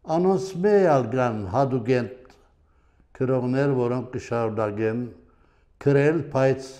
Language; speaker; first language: Armenian; early bilingual, heritage; Armenian